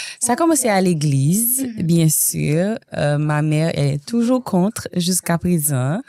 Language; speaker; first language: French; non-native, local second language; Haitian Creole